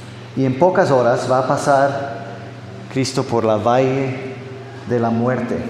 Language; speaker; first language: Spanish; non-native, fluent; English